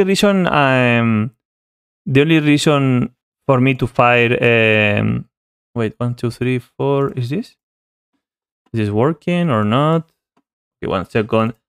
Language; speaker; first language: English; non-native, fluent; Spanish